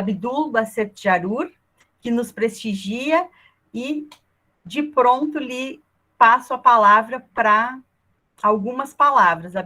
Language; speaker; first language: Portuguese; native; Portuguese